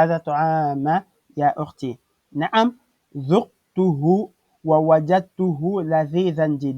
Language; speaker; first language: Arabic; non-native, fluent; French